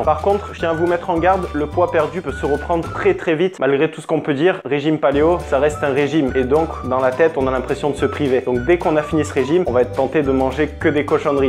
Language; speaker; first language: French; native; French